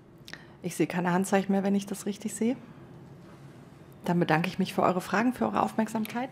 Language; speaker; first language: German; native; German